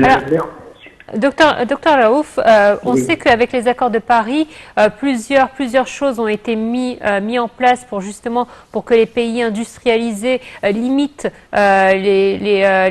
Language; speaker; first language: French; non-native, fluent; Arabic